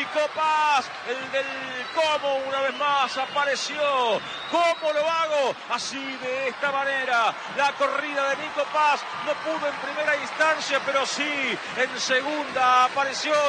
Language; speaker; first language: Spanish; native; Spanish